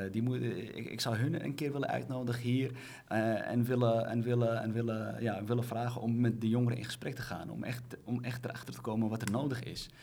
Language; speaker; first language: Dutch; early bilingual, other home language; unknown